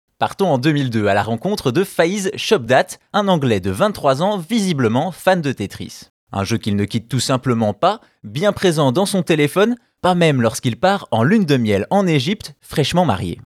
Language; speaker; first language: French; native; French